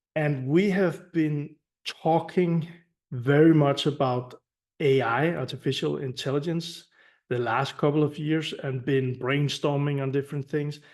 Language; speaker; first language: English; non-native, fluent; Danish